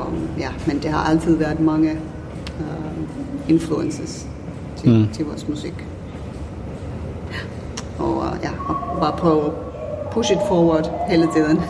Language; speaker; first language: Danish; non-native, fluent; Finnish